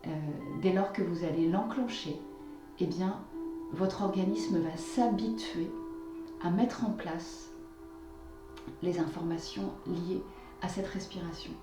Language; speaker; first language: French; native; French